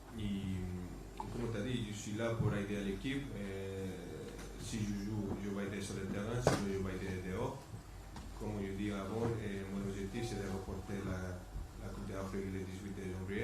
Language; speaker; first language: French; non-native, fluent; Spanish